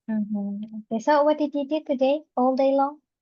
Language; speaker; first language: English; non-native, fluent; Indonesian